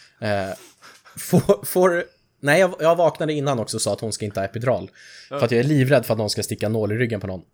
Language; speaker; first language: Swedish; native; Swedish